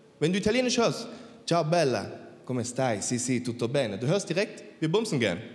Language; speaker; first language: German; native; German